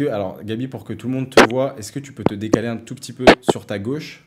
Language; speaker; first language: French; native; French